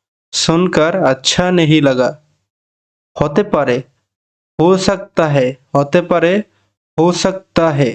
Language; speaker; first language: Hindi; non-native, learner; Bangla